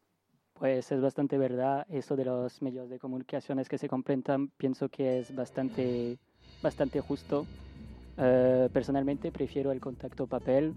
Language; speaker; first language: Spanish; non-native, learner; French